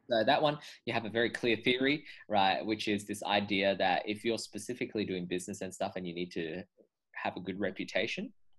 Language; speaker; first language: English; native; English